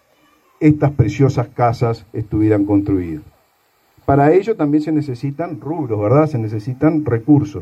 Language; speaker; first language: Spanish; native; Spanish